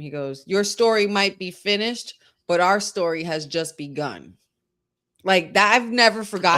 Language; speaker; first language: English; native; English